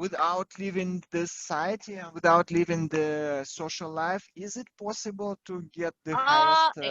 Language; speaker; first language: English; non-native, fluent; Russian